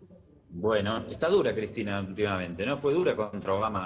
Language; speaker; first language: Spanish; native; Spanish